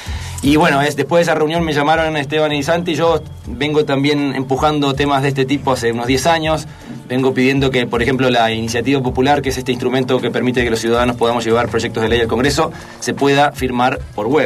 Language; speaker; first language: Spanish; native; Spanish